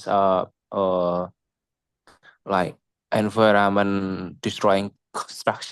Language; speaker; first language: English; non-native, local second language; Indonesian